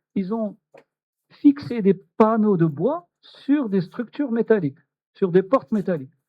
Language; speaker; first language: French; non-native, local second language; Arabic